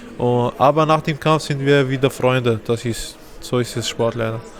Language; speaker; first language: German; non-native, fluent; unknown